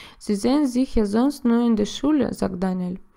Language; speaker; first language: German; non-native, learner; Russian